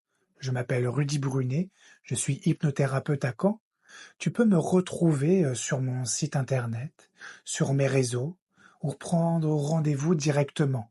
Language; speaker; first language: French; native; French